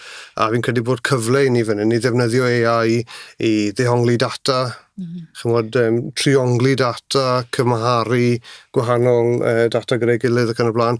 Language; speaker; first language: Welsh; native; Welsh